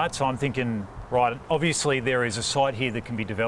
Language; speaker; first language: English; native; English